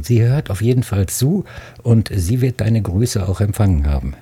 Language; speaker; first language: German; native; German